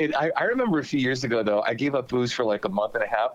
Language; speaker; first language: English; native; English